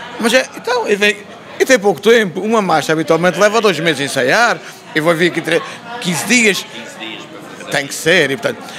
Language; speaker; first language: Portuguese; native; Portuguese